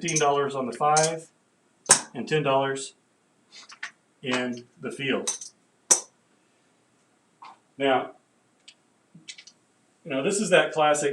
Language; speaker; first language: English; native; English